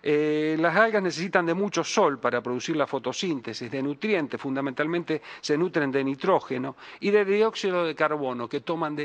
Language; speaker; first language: Spanish; native; Spanish